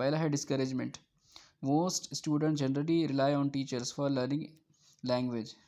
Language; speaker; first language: Urdu; native; Urdu